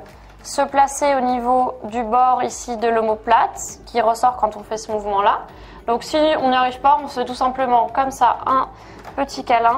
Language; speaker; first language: French; native; French